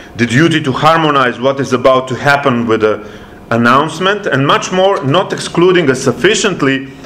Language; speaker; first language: English; non-native, fluent; Serbian